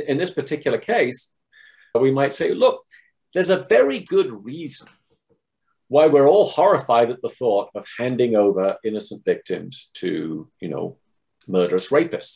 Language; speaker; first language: English; native; English